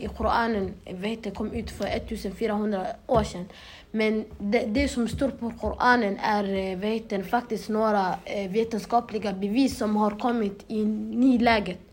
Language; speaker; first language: Swedish; early bilingual, other home language; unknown